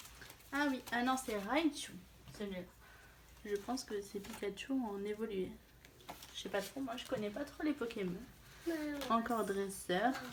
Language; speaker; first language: French; native; French